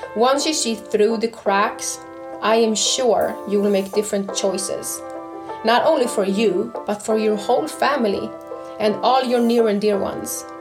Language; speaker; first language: English; non-native, fluent; Swedish